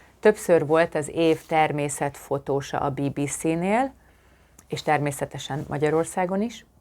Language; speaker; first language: Hungarian; native; Hungarian